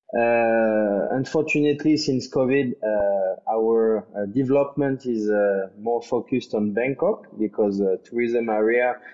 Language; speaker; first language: English; non-native, fluent; French